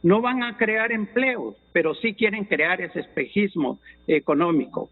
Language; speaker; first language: Spanish; native; Spanish